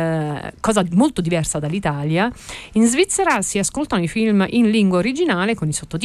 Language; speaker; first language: Italian; native; Italian